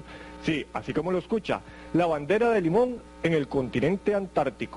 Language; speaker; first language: Spanish; native; Spanish